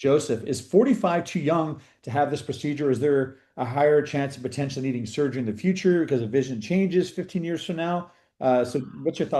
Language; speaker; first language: English; native; English